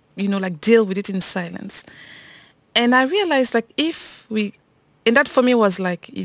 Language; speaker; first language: English; non-native, local second language; French